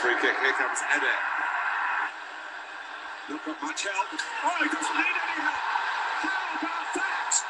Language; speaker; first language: English; non-native, fluent; Portuguese